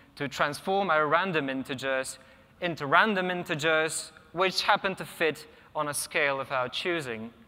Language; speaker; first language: English; non-native, fluent; Polish